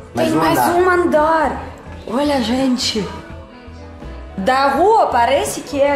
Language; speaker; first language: Portuguese; non-native, fluent; Russian